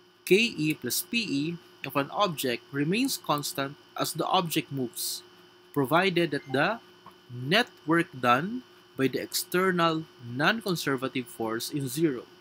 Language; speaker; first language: English; non-native, local second language; Filipino